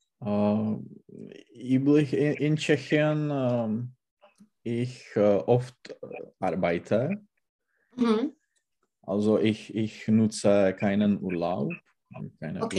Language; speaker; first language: German; non-native, learner; Czech